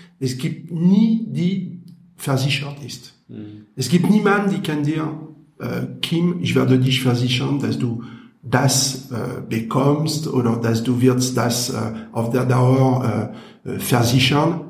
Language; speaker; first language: German; non-native, learner; French